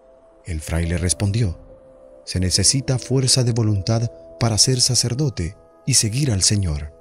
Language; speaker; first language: Spanish; native; Spanish